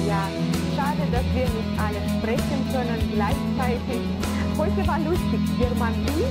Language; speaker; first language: German; non-native, fluent; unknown